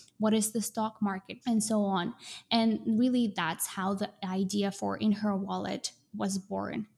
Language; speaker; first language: English; non-native, fluent; Russian